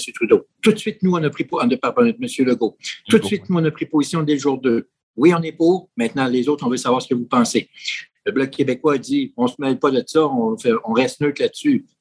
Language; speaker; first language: French; native; French